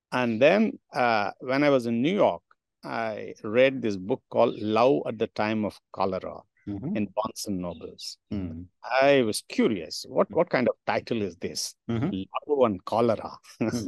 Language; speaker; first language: English; non-native, local second language; Tamil